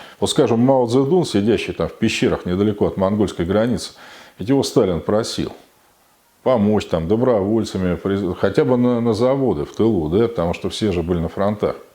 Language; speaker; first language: Russian; native; Russian